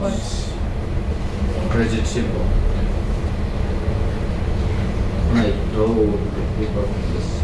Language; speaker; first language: English; non-native, learner; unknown